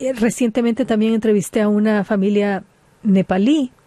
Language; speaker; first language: Spanish; native; Spanish